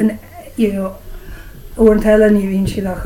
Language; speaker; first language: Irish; non-native, local second language; English